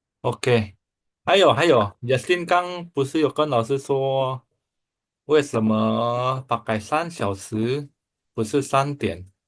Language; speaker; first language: Chinese; non-native, fluent; Indonesian